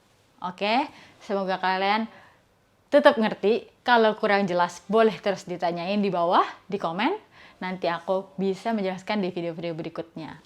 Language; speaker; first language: Indonesian; native; Indonesian